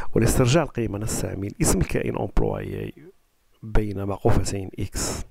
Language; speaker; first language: French; non-native, local second language; Arabic